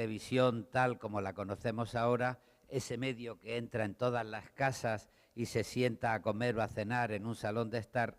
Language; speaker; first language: Spanish; native; Spanish